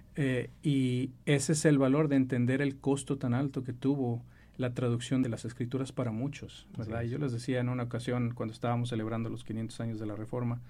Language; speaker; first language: Spanish; native; Spanish